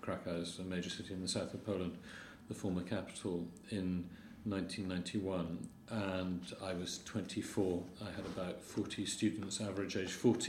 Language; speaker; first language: English; native; English